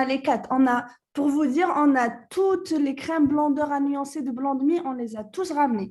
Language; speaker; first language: French; non-native, local second language; Arabic